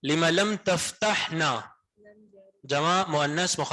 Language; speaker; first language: Arabic; non-native, fluent; Urdu